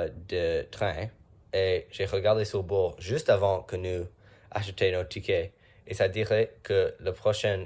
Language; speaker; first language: French; non-native, learner; English